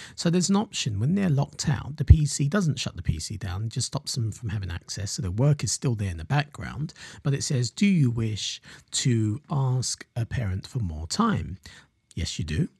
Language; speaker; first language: English; native; English